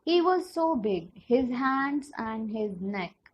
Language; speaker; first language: English; non-native, local second language; Punjabi